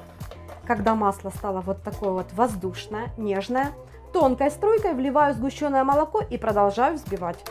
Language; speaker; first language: Russian; native; Russian